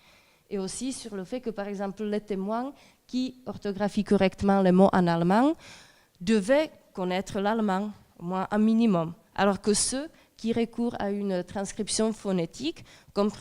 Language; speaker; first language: French; non-native, fluent; Czech